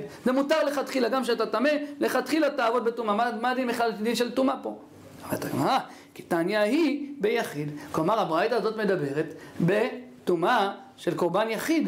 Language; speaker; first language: Hebrew; native; Hebrew